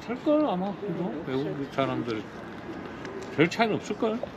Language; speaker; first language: Korean; native; Korean